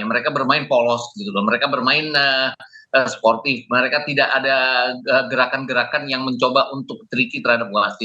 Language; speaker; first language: Indonesian; native; Indonesian